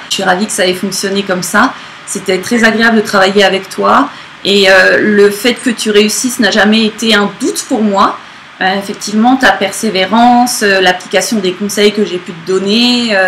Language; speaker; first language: French; native; French